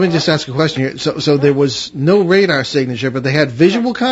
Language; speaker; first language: English; native; English